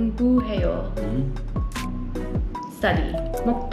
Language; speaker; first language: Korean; non-native, learner; English